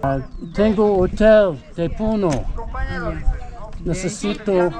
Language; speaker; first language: Spanish; non-native, learner; English